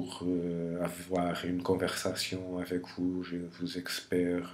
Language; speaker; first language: French; non-native, fluent; Portuguese